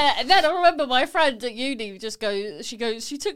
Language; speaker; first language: English; native; English